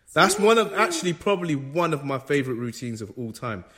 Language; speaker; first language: English; native; English